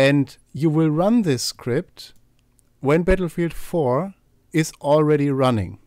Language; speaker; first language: English; non-native, fluent; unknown